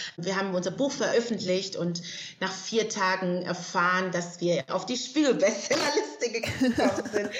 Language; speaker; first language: German; native; German